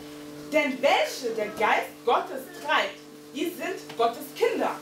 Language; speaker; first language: German; early bilingual, heritage; German